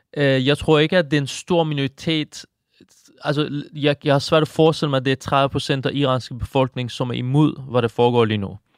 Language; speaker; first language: Danish; non-native, fluent; Persian